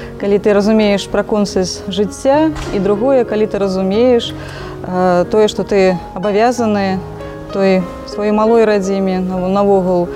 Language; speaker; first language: Belarusian; native; Belarusian